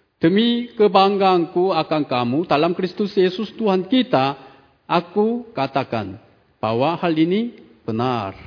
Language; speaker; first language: Indonesian; non-native, fluent; Korean